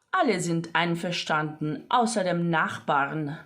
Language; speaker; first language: German; non-native, fluent; Ukrainian